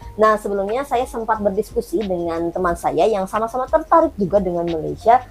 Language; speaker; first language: Indonesian; native; Indonesian